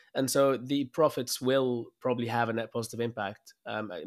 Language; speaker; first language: English; early bilingual, other home language; Arabic